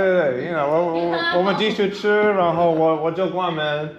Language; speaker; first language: Chinese; non-native, learner; English